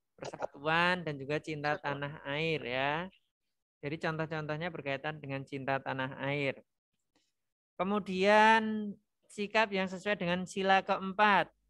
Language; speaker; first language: Indonesian; non-native, local second language; Javanese